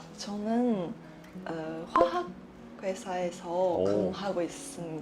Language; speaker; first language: Korean; non-native, learner; Japanese